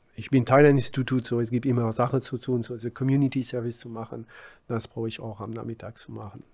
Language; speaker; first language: German; non-native, fluent; French